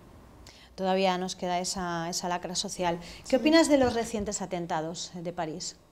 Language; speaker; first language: Spanish; native; Spanish